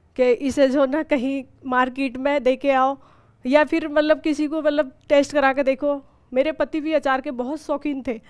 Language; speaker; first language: Hindi; native; Hindi